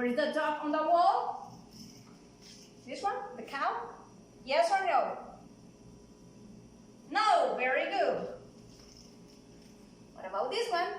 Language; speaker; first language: English; non-native, fluent; Spanish